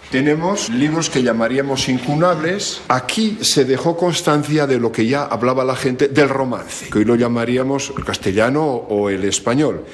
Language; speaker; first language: Spanish; native; Spanish